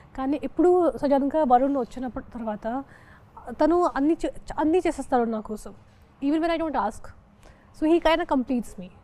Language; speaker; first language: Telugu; non-native, fluent; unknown